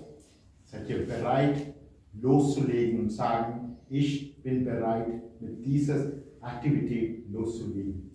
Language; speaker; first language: German; non-native, fluent; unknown